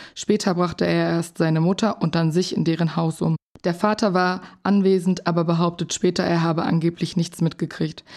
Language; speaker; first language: German; early bilingual, other home language; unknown